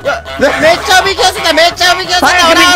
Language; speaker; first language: Japanese; native; Japanese